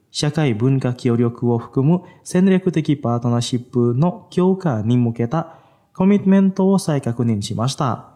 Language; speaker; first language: Japanese; non-native, fluent; Indonesian